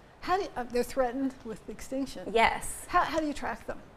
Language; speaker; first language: English; native; English